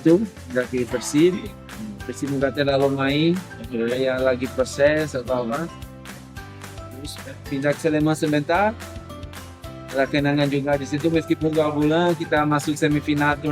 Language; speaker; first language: Indonesian; non-native, fluent; Portuguese